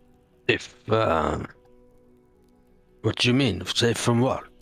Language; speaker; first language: English; non-native, fluent; French